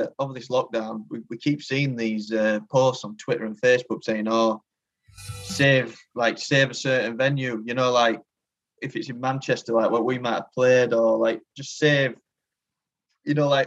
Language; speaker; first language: English; native; English